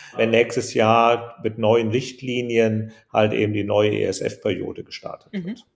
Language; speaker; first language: German; native; German